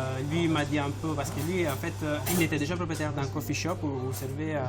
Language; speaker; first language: French; non-native, fluent; Italian